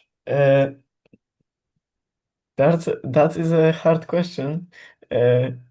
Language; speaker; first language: English; non-native, learner; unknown